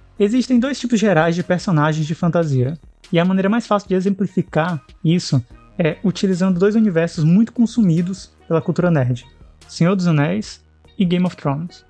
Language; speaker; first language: Portuguese; native; Portuguese